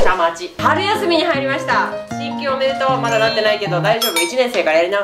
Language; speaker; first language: Japanese; native; Japanese